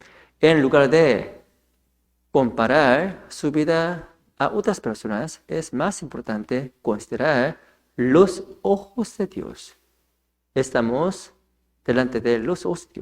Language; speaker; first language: Spanish; non-native, fluent; Korean